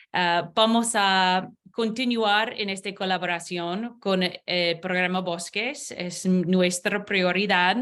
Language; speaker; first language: Spanish; non-native, learner; English